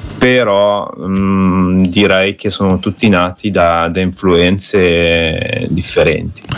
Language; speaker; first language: Italian; early bilingual, other home language; Russian